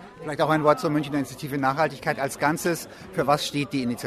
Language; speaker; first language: German; native; German